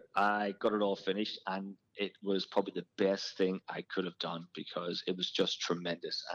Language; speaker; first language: English; native; English